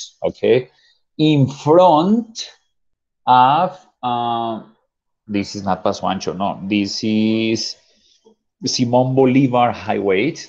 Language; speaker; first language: English; non-native, fluent; Spanish